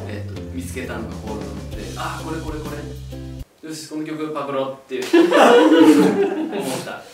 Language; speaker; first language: Japanese; native; Japanese